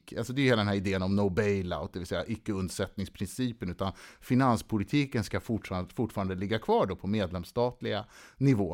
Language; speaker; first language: Swedish; native; Swedish